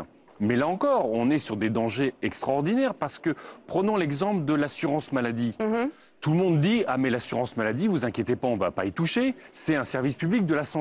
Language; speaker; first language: French; native; French